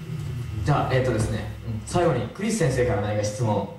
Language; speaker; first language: Japanese; native; Japanese